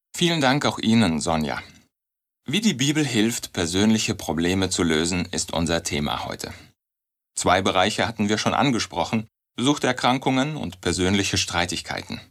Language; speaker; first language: German; native; German